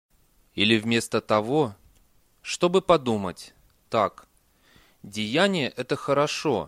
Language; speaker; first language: Russian; native; Russian